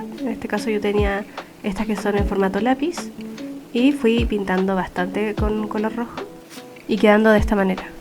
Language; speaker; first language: Spanish; native; Spanish